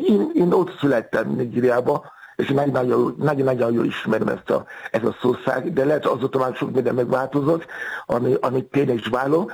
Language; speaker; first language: Hungarian; non-native, fluent; Yoruba